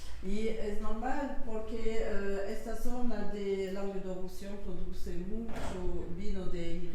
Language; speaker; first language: Spanish; non-native, learner; French